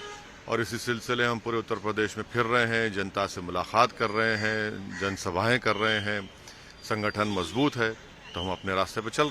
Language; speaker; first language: Hindi; native; Hindi